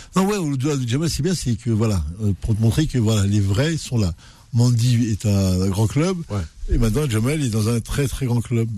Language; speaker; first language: French; non-native, local second language; Arabic